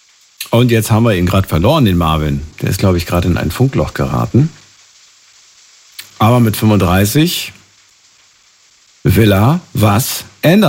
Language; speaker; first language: German; native; German